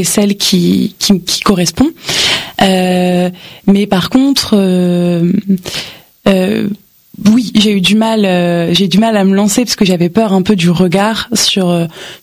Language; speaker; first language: French; native; French